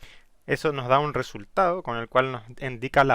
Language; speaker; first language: Spanish; native; Spanish